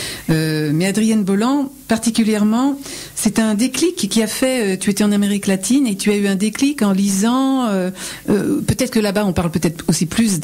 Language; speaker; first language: French; native; French